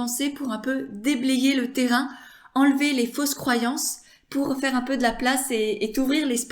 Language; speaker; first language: French; native; French